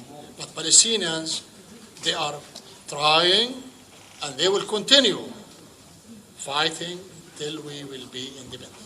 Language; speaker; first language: English; non-native, fluent; Arabic